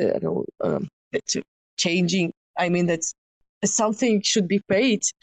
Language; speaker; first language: English; non-native, fluent; Ukrainian